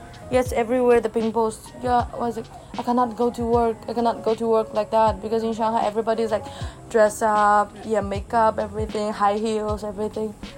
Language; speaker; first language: English; non-native, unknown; Chinese